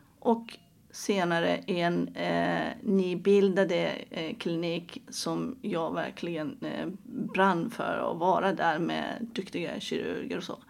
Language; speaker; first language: Swedish; non-native, fluent; Persian